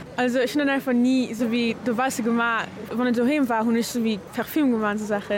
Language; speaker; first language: German; non-native, local second language; Luxembourgish